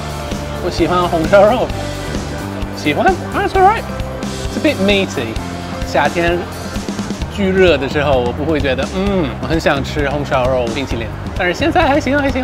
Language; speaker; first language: Chinese; non-native, fluent; English